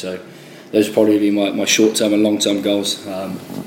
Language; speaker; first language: English; native; English